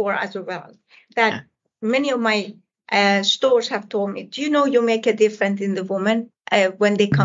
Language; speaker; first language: English; non-native, fluent; Persian